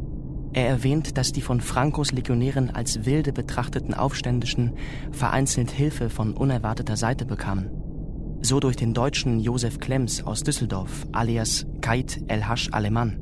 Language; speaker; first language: German; native; German